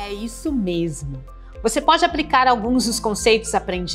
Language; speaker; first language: Portuguese; native; Portuguese